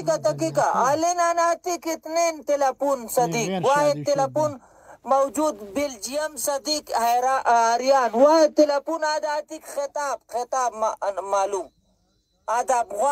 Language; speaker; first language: Arabic; non-native, learner; Pashto